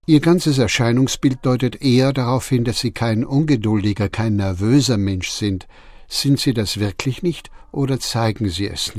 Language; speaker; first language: German; native; German